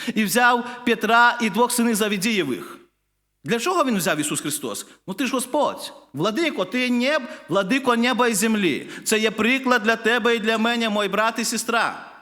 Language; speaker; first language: Ukrainian; non-native, fluent; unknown